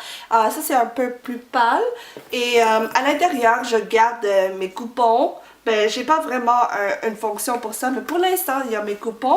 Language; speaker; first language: French; non-native, fluent; English